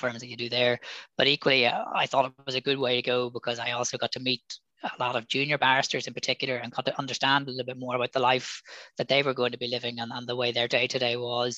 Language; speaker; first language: English; native; English